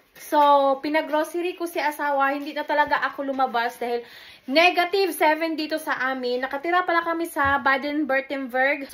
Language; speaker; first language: Filipino; non-native, local second language; Cebuano